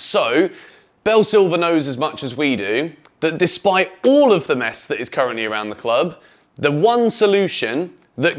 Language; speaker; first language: English; native; English